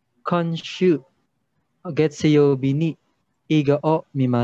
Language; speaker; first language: Japanese; non-native, learner; Filipino